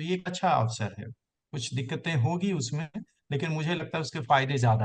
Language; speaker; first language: Hindi; native; Hindi